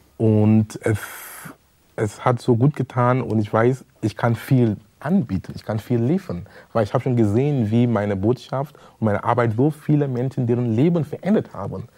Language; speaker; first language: German; non-native, fluent; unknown